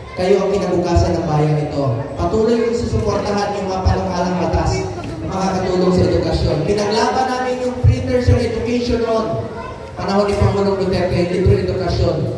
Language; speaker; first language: Filipino; non-native, local second language; Cebuano